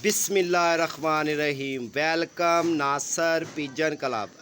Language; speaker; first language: Urdu; non-native, local second language; Punjabi